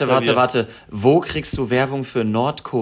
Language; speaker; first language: German; native; German